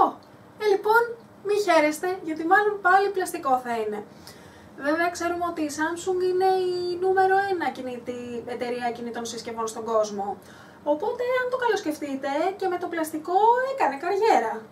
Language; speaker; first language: Greek; native; Greek